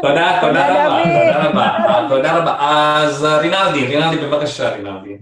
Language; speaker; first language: Hebrew; non-native, fluent; Indonesian